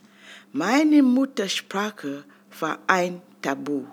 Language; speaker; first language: German; non-native, fluent; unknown